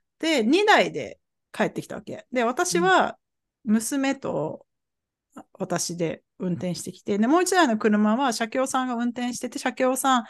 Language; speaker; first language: Japanese; native; Japanese